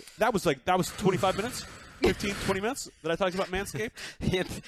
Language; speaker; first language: English; native; English